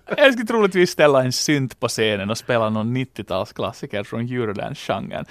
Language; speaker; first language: Swedish; native; Swedish